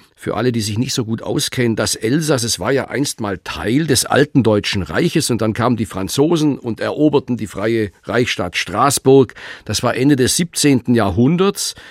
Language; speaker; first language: German; native; German